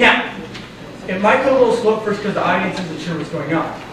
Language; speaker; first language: English; native; English